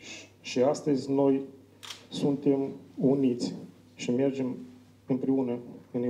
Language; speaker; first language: Romanian; non-native, learner; Ukrainian